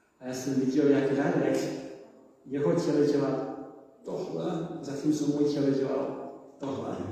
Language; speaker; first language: Czech; non-native, learner; English